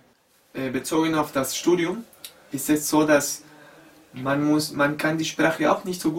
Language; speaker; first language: German; non-native, learner; Spanish